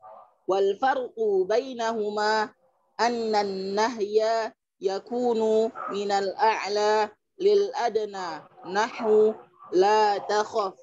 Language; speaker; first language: Arabic; non-native, learner; Indonesian